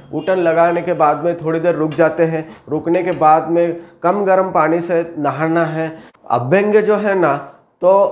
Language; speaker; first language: Hindi; non-native, local second language; Marathi